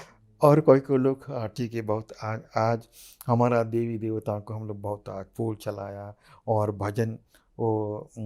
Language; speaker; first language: Hindi; non-native, fluent; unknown